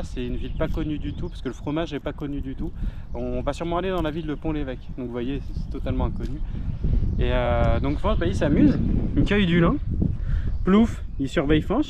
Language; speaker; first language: French; native; French